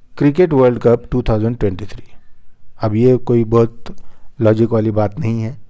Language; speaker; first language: Hindi; non-native, local second language; Marathi